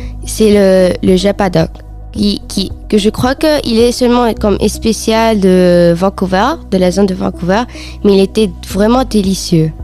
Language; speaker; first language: French; non-native, fluent; Spanish